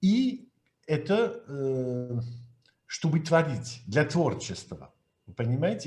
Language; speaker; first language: Russian; non-native, fluent; French